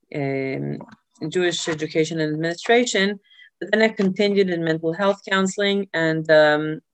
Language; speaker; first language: English; early bilingual, other home language; Hebrew